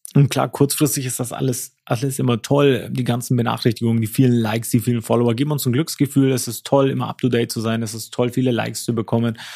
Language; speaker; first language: German; native; German